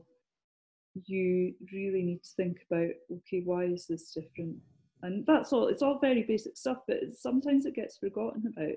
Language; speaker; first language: English; native; English